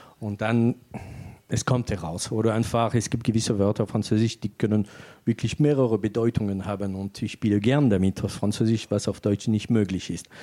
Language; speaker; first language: German; non-native, fluent; French